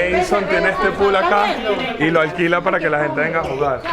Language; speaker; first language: Spanish; native; Spanish